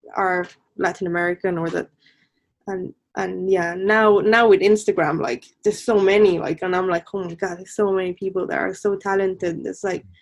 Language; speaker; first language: English; non-native, fluent; Spanish